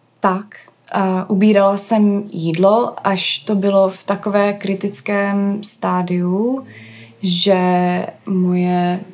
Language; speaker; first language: Czech; early bilingual, other home language; English